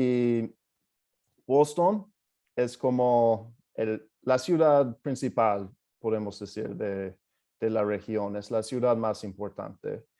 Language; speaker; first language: Spanish; non-native, fluent; English